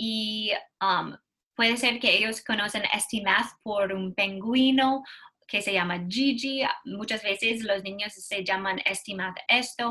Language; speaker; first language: Spanish; non-native, learner; English